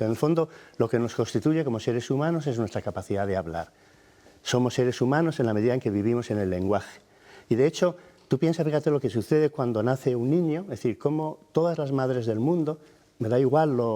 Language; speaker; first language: Spanish; native; Spanish